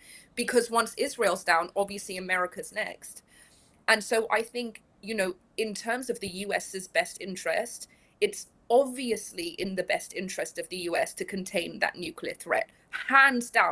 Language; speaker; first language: English; early bilingual, other home language; Persian